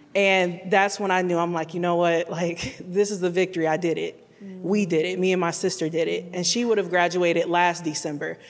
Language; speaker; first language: English; native; English